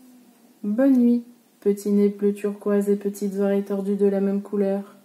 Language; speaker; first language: French; native; French